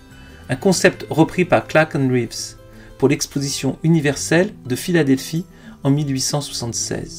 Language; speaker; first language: French; native; French